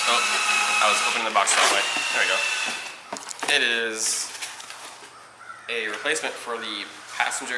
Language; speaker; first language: English; native; English